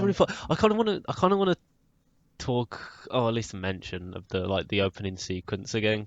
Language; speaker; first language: English; native; English